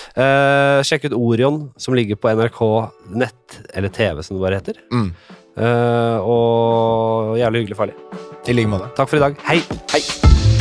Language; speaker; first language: Norwegian; native; Norwegian